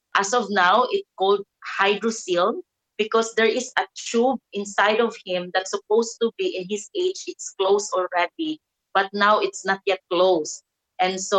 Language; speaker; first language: English; non-native, local second language; Cebuano